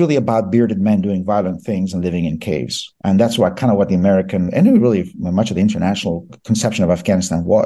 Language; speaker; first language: English; non-native, fluent; Persian